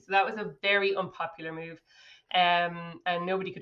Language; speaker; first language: English; native; English